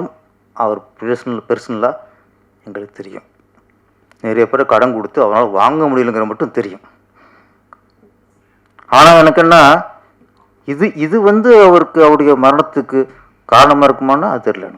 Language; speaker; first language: Tamil; native; Tamil